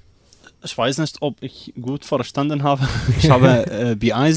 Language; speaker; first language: German; non-native, learner; Arabic